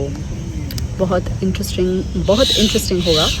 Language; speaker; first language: Hindi; non-native, learner; English